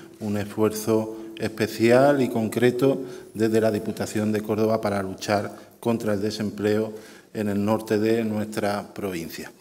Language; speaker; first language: Spanish; native; Spanish